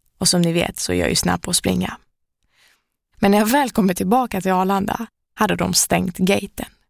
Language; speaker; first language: Swedish; early bilingual, other home language; Persian